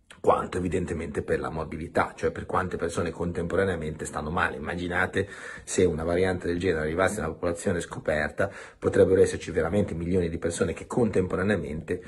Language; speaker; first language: Italian; native; Italian